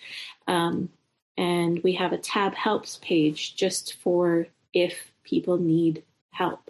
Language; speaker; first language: English; native; English